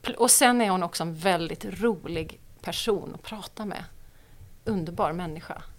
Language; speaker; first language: Swedish; native; Swedish